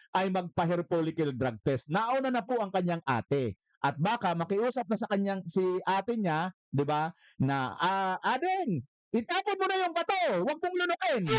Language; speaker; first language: Filipino; native; Filipino